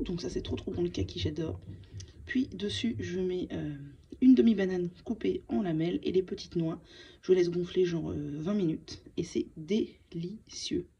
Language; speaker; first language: French; native; French